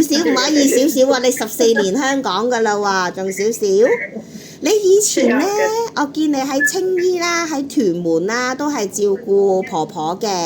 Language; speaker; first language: Cantonese; native; Cantonese